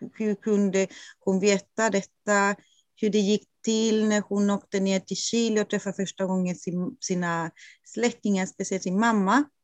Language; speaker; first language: Swedish; non-native, fluent; Spanish